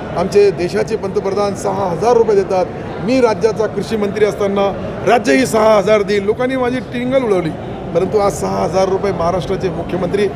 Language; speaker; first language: Marathi; non-native, local second language; Urdu